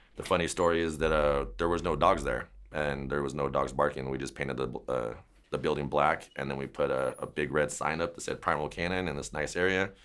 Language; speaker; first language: English; native; English